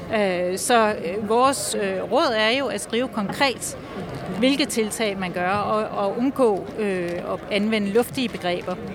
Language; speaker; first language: Danish; native; Danish